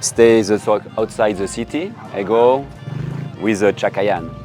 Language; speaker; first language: English; non-native, learner; French